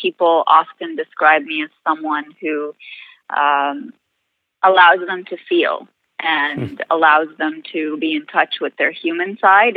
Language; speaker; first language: English; non-native, fluent; Arabic